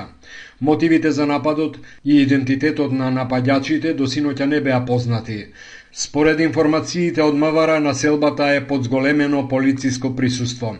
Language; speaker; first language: Macedonian; native; Macedonian